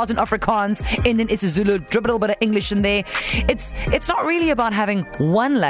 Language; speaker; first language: English; native; English